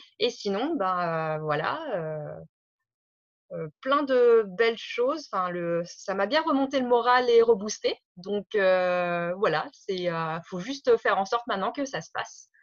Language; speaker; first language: French; native; French